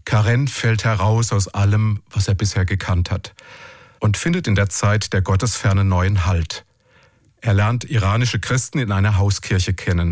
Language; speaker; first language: German; native; German